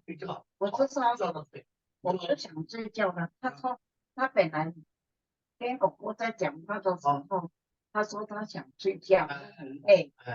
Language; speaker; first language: Chinese; early bilingual, heritage; Chinese